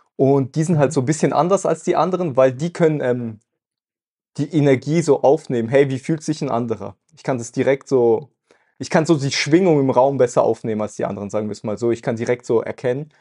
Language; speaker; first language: German; early bilingual, other home language; Russian